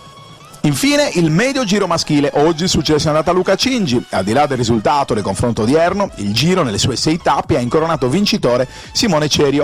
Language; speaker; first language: Italian; native; Italian